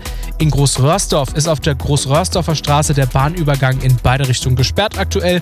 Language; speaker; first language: German; native; German